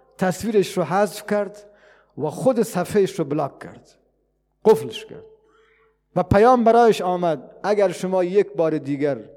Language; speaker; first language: Persian; non-native, local second language; Baluchi